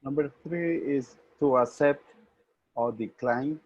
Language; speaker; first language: English; non-native, learner; Spanish